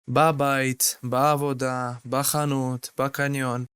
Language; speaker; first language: Hebrew; non-native, fluent; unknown